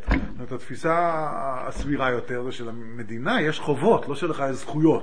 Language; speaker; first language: Hebrew; native; Hebrew